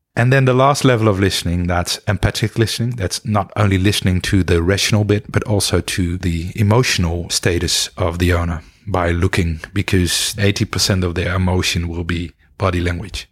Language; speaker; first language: English; non-native, fluent; Dutch